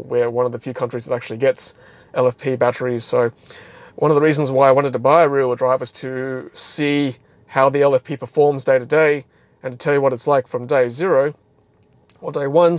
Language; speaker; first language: English; native; English